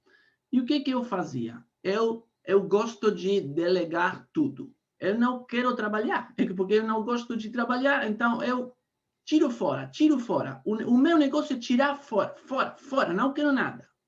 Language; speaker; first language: Portuguese; non-native, fluent; Spanish